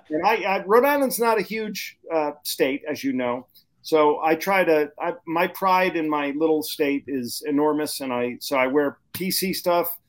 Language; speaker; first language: English; native; English